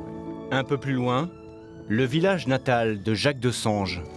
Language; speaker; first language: French; native; French